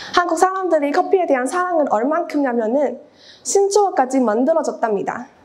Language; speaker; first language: Korean; non-native, fluent; Cantonese